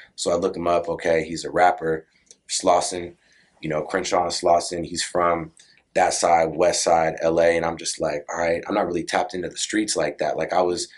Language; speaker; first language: English; native; English